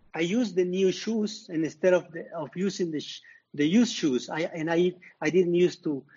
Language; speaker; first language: English; non-native, learner; Spanish